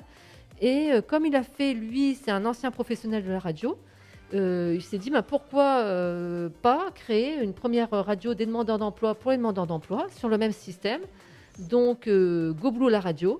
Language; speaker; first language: French; native; French